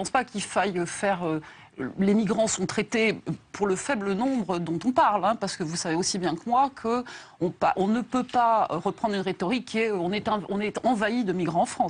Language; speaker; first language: French; native; French